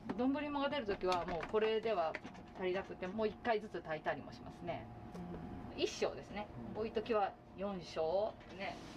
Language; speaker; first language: Japanese; native; Japanese